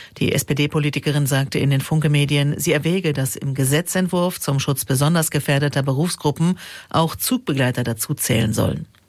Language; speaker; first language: German; native; German